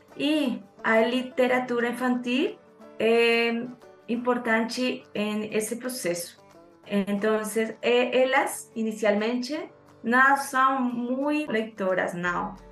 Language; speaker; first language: Portuguese; non-native, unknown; Spanish